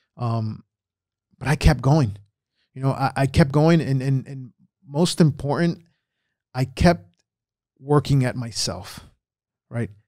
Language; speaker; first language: English; early bilingual, other home language; Spanish